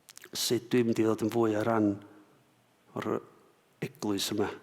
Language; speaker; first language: Welsh; native; Welsh